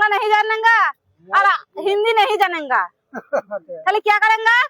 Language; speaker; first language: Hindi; non-native, local second language; Bangla